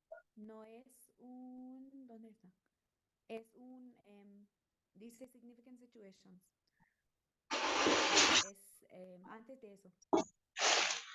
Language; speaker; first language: Spanish; non-native, learner; English